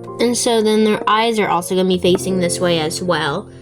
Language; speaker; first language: English; native; English